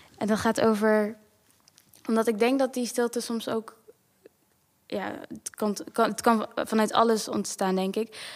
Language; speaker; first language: Dutch; early bilingual, other home language; Kinyarwanda